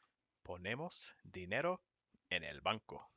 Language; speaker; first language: Spanish; non-native, fluent; English